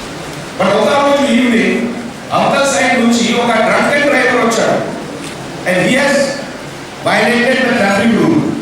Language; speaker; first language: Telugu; non-native, fluent; Hindi